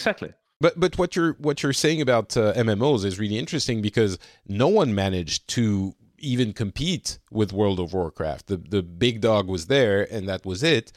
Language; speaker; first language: English; non-native, fluent; French